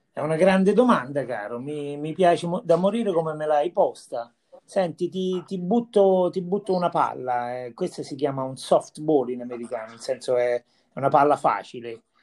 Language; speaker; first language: Italian; native; Italian